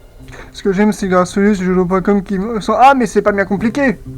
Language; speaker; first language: French; native; French